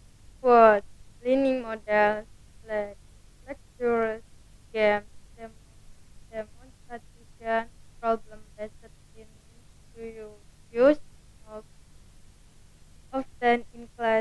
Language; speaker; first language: English; non-native, learner; Indonesian